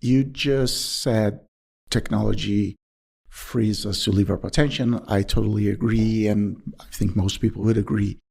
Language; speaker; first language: English; non-native, fluent; Portuguese